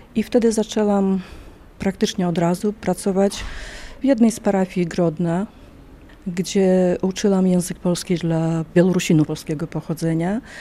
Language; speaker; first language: Polish; early bilingual, heritage; Polish